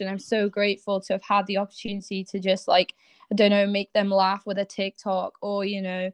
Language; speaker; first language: English; native; English